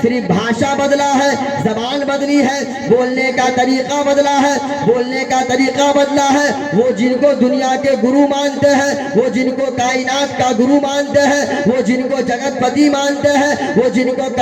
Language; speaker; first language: Hindi; native; Hindi